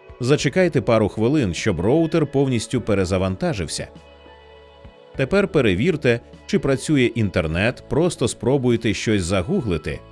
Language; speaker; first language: Ukrainian; native; Ukrainian